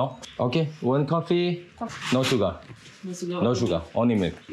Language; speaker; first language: English; non-native, learner; Korean